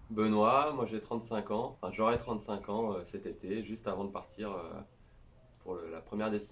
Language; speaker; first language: French; native; French